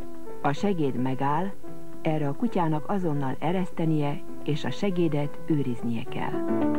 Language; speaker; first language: Hungarian; native; Hungarian